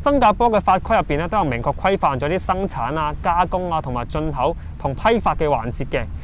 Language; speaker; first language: Cantonese; native; Cantonese